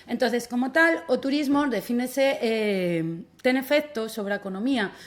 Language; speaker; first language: Galician; non-native, local second language; Spanish